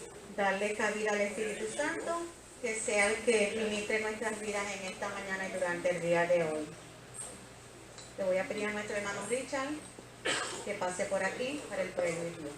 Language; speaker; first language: Spanish; native; Spanish